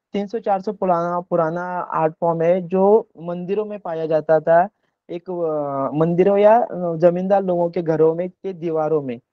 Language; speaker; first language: Hindi; non-native, local second language; Konkani